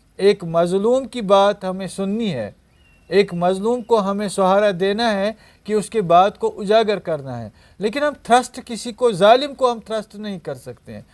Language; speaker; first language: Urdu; non-native, local second language; Kashmiri